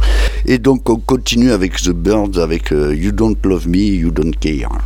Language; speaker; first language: French; native; French